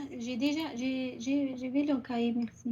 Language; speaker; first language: French; non-native, learner; Spanish